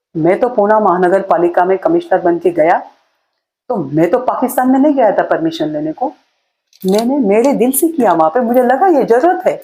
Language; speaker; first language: Hindi; non-native, local second language; Marathi